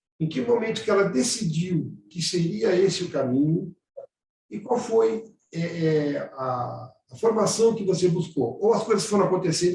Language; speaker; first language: Portuguese; native; Portuguese